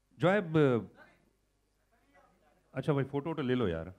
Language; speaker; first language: Hindi; native; Hindi